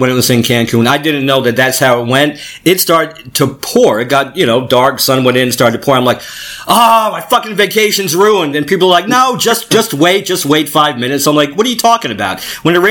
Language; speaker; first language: English; native; English